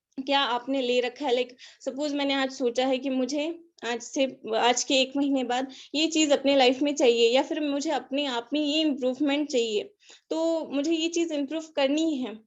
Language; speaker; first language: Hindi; non-native, local second language; Marathi